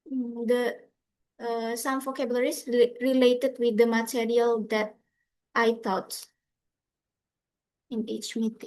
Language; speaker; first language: English; non-native, fluent; Indonesian